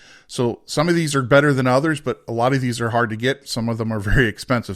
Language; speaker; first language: English; native; English